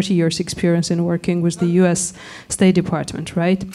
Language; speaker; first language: English; non-native, fluent; Georgian